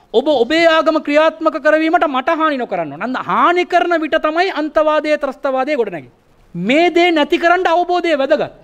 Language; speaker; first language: Sinhala; non-native, local second language; Tamil